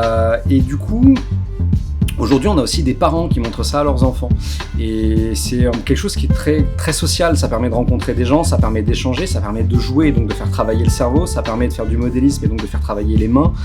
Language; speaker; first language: French; native; French